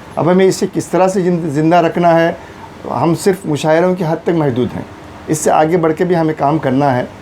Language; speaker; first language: Urdu; non-native, local second language; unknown